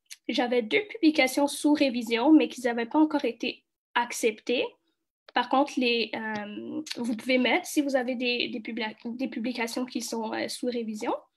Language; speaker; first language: French; early bilingual, other home language; Kinyarwanda